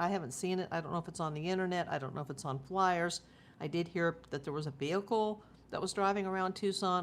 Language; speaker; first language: English; native; English